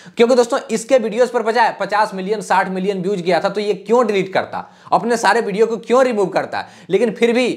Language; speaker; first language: Hindi; native; Hindi